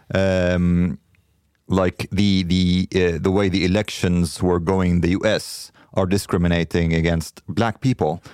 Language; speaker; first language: English; non-native, fluent; Arabic